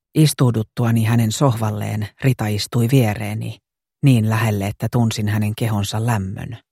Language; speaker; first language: Finnish; native; Finnish